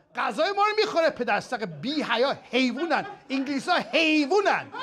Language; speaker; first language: Persian; early bilingual, heritage; Persian